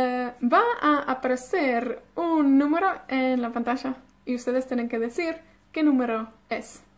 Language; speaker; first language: Spanish; non-native, fluent; Welsh